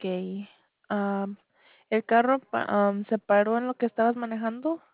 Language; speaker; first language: Spanish; early bilingual, heritage; Spanish